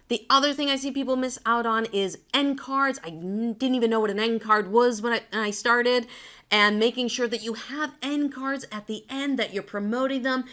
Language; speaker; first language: English; native; English